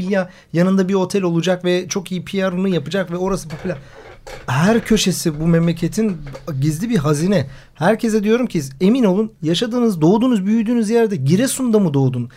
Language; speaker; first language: Turkish; native; Turkish